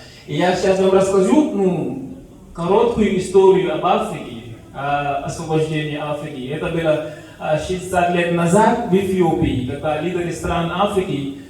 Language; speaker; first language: Russian; non-native, fluent; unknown